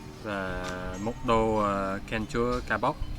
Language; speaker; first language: Vietnamese; non-native, learner; English